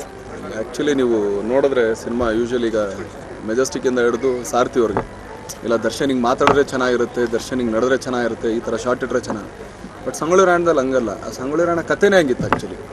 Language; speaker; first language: Kannada; native; Kannada